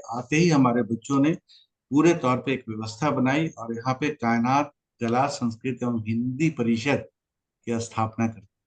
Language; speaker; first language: Hindi; native; Hindi